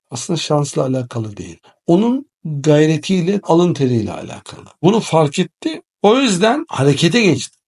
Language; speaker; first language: Turkish; native; Turkish